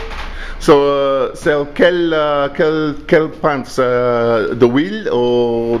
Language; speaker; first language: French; non-native, learner; English